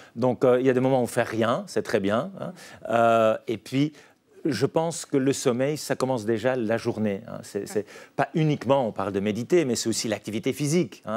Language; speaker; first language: French; native; French